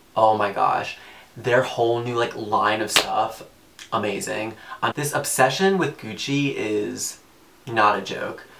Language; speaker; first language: English; native; English